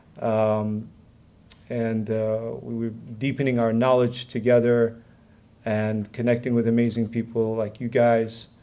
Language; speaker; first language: English; early bilingual, other home language; Assyrian Neo-Aramaic